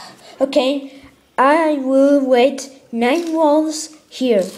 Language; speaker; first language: English; non-native, learner; Spanish